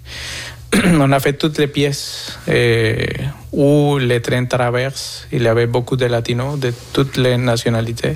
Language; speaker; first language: French; non-native, fluent; Spanish